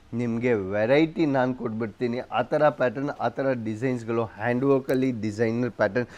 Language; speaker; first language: Kannada; non-native, local second language; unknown